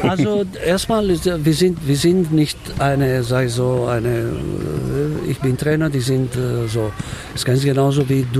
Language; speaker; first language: German; non-native, fluent; Romanian